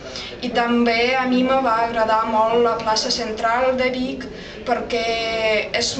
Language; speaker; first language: Catalan; non-native, fluent; Russian